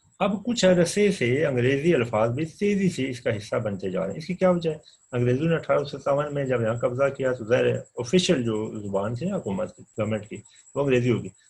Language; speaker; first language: Urdu; non-native, local second language; Punjabi